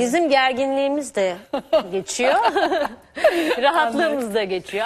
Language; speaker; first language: Turkish; native; Turkish